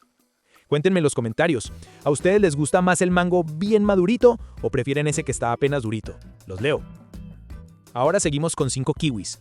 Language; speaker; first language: Spanish; native; Spanish